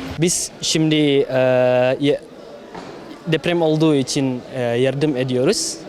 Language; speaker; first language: Turkish; non-native, learner; Indonesian